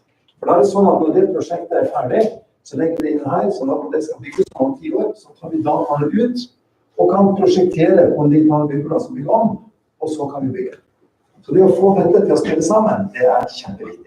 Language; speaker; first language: Norwegian; native; Norwegian